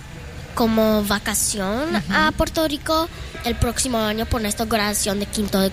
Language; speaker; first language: Spanish; non-native, learner; English